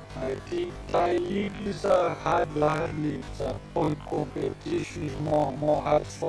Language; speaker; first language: English; non-native, learner; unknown